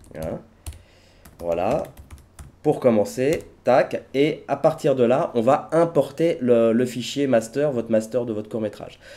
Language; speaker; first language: French; native; French